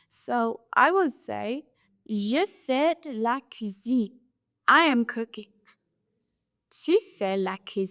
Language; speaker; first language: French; non-native, fluent; English